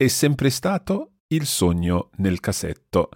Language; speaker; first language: Italian; non-native, fluent; English